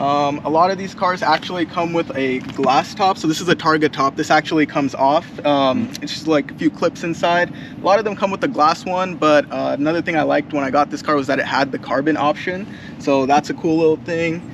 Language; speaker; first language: English; native; English